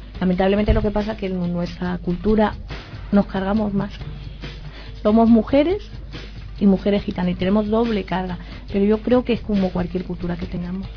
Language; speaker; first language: Spanish; native; Spanish